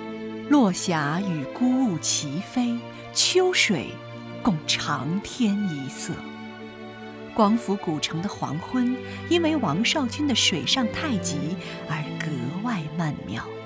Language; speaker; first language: Chinese; native; Chinese